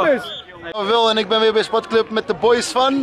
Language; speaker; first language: Dutch; native; Dutch